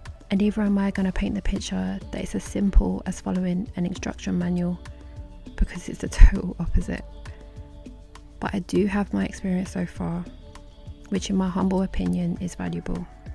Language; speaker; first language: English; native; English